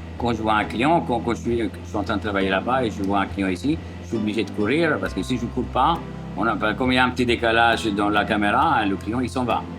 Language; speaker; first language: French; non-native, fluent; Italian